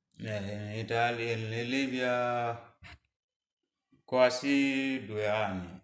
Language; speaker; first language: Italian; non-native, learner; Mandingo